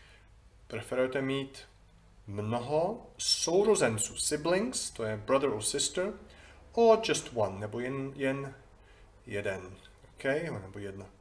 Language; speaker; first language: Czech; non-native, fluent; English